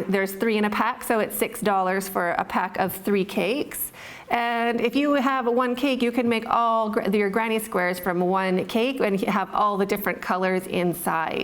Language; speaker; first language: English; native; English